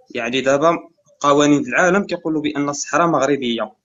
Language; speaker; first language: Arabic; native; Arabic